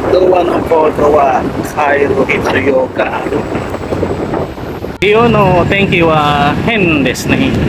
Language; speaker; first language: Japanese; non-native, learner; Filipino